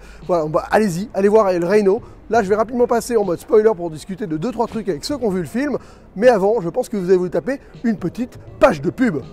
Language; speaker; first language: French; native; French